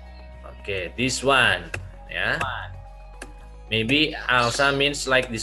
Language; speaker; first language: English; non-native, learner; Indonesian